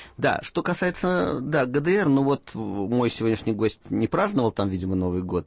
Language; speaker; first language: Russian; native; Russian